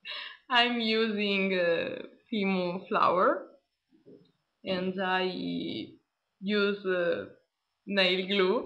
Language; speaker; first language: English; non-native, learner; Italian